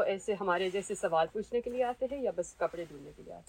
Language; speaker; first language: Hindi; early bilingual, heritage; Hindi